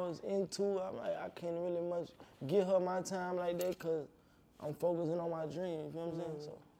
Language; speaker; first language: English; native; English